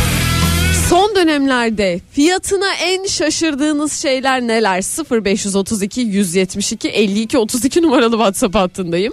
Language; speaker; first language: Turkish; native; Turkish